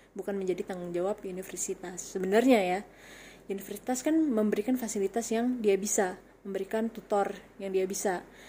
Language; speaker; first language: Indonesian; native; Indonesian